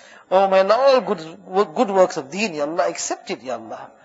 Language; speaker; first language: English; early bilingual, other home language; Urdu